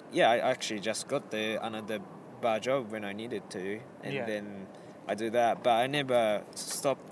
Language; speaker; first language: English; non-native, fluent; Japanese